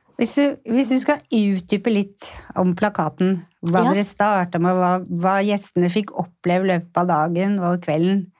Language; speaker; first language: Norwegian; native; Norwegian